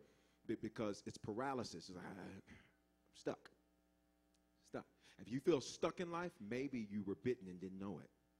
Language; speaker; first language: English; native; English